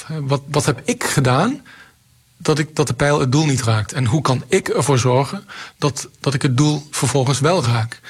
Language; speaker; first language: Dutch; native; Dutch